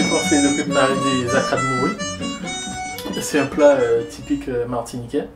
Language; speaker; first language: French; native; French